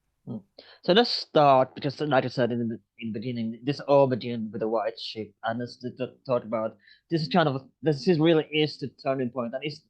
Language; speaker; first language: English; non-native, fluent; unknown